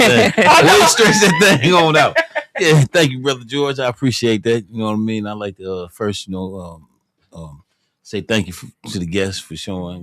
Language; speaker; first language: English; native; English